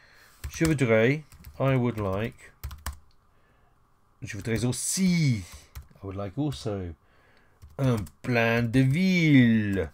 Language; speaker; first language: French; non-native, fluent; English